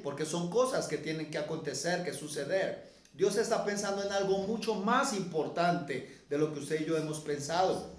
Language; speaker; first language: Spanish; native; Spanish